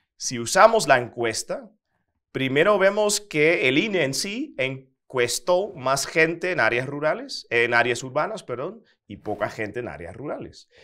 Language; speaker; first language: Spanish; non-native, fluent; Dutch